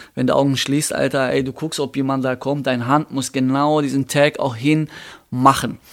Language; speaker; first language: German; early bilingual, other home language; Turkish